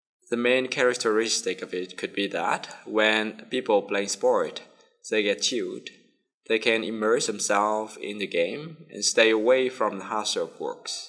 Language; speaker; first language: English; non-native, fluent; Vietnamese